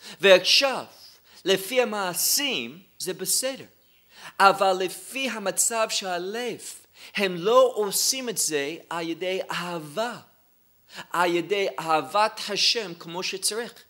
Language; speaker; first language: Hebrew; non-native, fluent; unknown